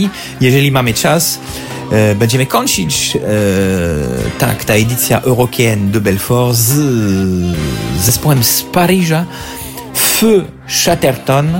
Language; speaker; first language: Polish; non-native, fluent; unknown